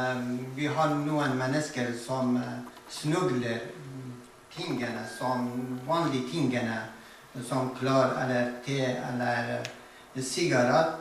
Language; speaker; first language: Norwegian; non-native, fluent; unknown